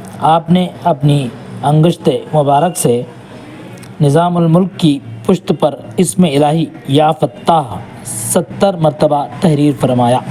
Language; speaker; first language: Urdu; native; Urdu